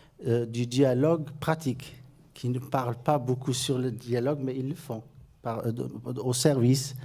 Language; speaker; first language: French; non-native, fluent; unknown